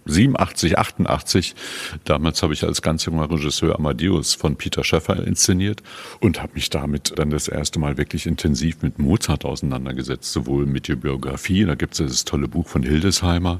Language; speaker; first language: German; native; German